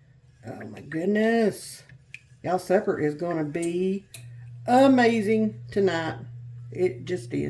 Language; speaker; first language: English; native; English